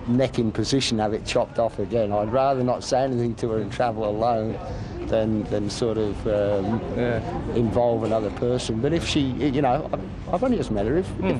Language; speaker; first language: English; native; English